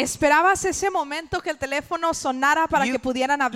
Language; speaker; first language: Spanish; early bilingual, heritage; English